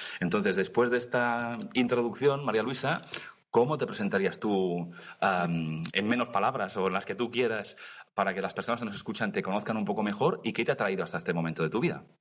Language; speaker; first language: Spanish; non-native, local second language; Catalan